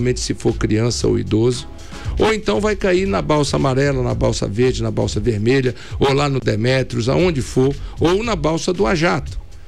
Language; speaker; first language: Portuguese; native; Portuguese